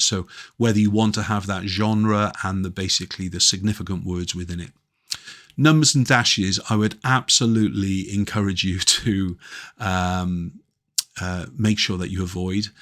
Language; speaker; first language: English; native; English